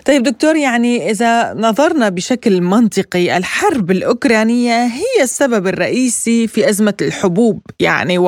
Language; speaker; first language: Arabic; native; Arabic